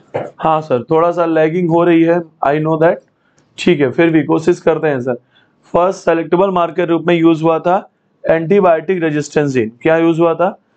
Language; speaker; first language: Hindi; native; Hindi